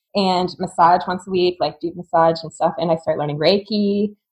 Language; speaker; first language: English; native; English